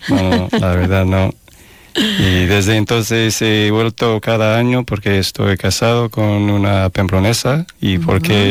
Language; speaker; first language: Spanish; non-native, fluent; English